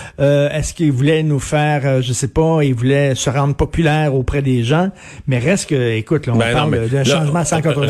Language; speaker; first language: French; native; French